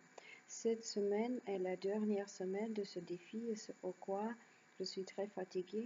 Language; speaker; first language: French; non-native, learner; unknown